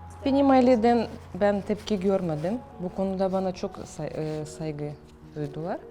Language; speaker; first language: Turkish; non-native, fluent; Russian